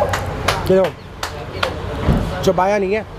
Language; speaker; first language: Hindi; native; Hindi